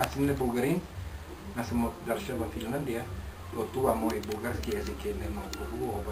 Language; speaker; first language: Bulgarian; non-native, learner; Finnish